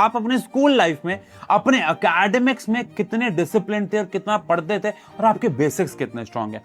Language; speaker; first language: Hindi; native; Hindi